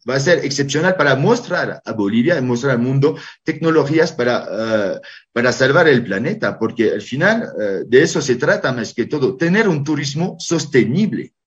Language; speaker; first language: Spanish; non-native, fluent; French